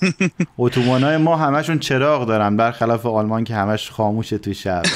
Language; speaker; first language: Persian; native; Persian